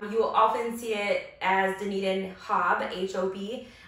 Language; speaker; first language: English; native; English